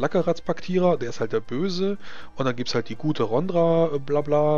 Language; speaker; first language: German; native; German